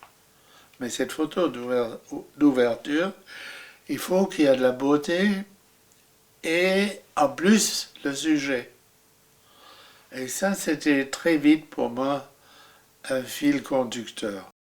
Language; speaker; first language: French; non-native, fluent; German